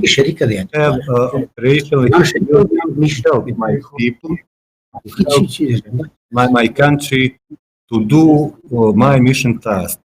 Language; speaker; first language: English; non-native, fluent; Bosnian